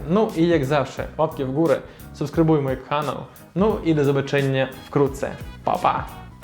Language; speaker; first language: Polish; non-native, learner; Russian